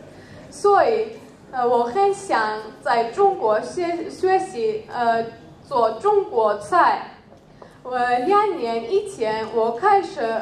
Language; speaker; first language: Chinese; non-native, learner; Georgian